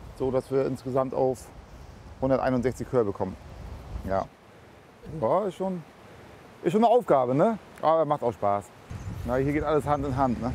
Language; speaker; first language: German; native; German